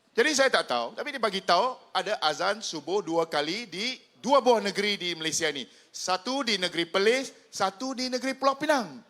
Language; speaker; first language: Malay; non-native, local second language; Chinese